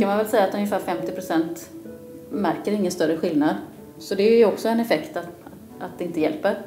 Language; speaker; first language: Swedish; native; Swedish